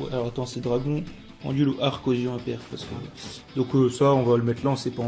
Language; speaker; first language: French; native; French